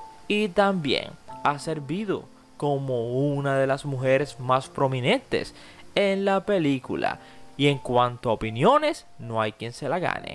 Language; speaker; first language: Spanish; native; Spanish